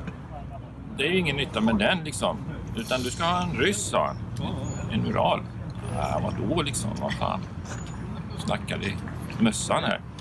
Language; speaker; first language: Swedish; native; Swedish